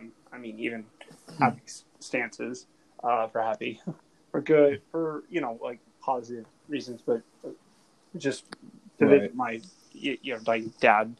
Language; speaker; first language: English; native; English